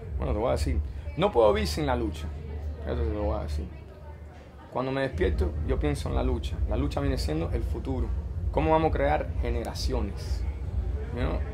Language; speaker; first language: Spanish; early bilingual, heritage; Spanish